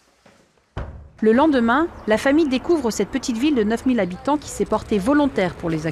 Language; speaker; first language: French; native; French